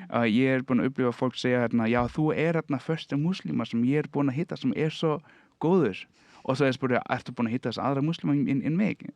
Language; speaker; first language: Icelandic; non-native, learner; Danish